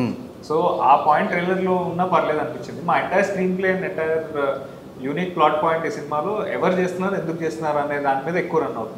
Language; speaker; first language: Telugu; native; Telugu